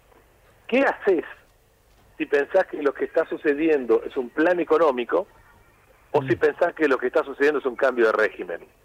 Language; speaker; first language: Spanish; native; Spanish